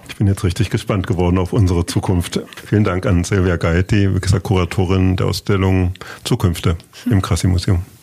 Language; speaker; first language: German; native; German